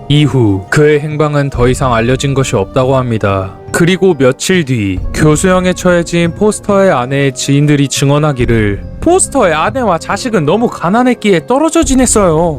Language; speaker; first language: Korean; native; Korean